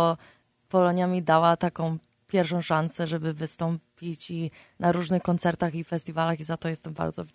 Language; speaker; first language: Polish; early bilingual, heritage; Polish